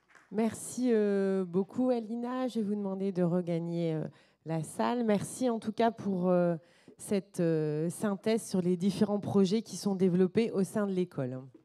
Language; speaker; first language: French; native; French